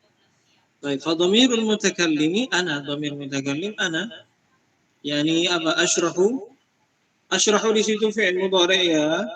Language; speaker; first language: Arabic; non-native, fluent; Indonesian